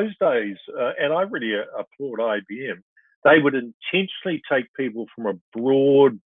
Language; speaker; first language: English; native; English